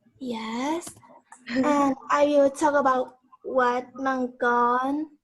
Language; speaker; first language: English; non-native, learner; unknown